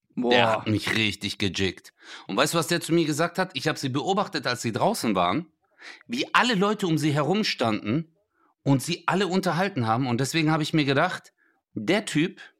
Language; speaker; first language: German; early bilingual, other home language; Turkish